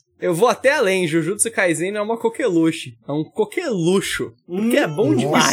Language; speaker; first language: Portuguese; native; Portuguese